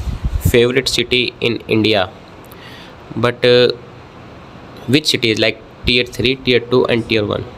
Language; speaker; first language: English; non-native, learner; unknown